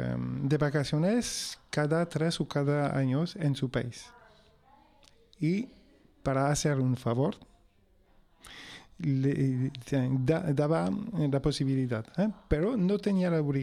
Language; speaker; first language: Spanish; non-native, fluent; French